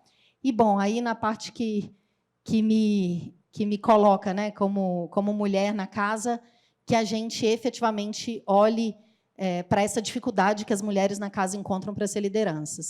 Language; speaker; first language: Portuguese; native; Portuguese